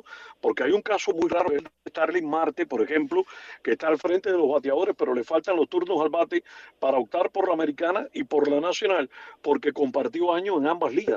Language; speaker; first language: Spanish; native; Spanish